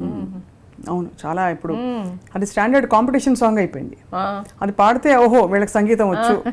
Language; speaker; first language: Telugu; native; Telugu